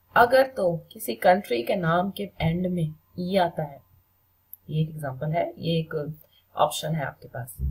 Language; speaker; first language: Hindi; native; Hindi